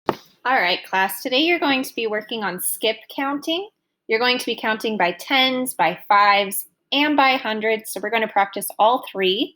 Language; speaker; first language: English; native; English